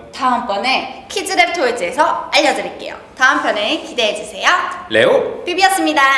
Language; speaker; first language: Korean; native; Korean